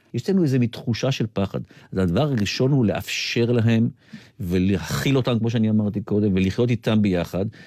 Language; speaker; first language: Hebrew; native; Hebrew